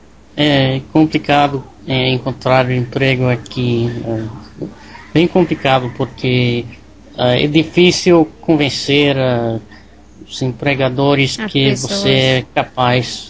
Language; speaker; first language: Portuguese; non-native, learner; English